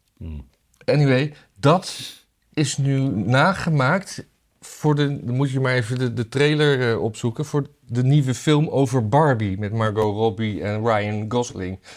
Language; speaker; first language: Dutch; native; Dutch